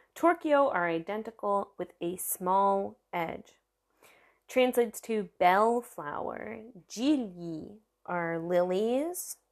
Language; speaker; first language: English; early bilingual, other home language; Italian